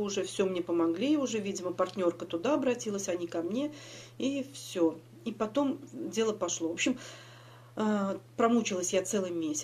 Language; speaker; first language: Russian; native; Russian